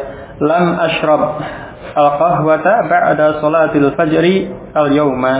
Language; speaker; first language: Arabic; non-native, fluent; Indonesian